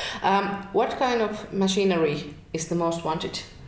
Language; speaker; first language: English; non-native, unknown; Finnish